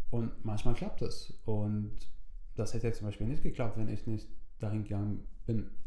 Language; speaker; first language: German; non-native, fluent; Arabic